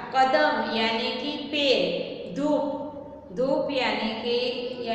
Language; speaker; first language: Hindi; non-native, local second language; Gujarati